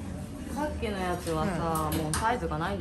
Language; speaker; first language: Japanese; native; Japanese